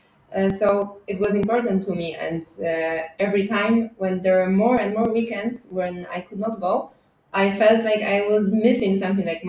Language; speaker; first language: English; non-native, fluent; Polish